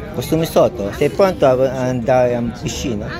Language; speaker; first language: Italian; non-native, learner; Filipino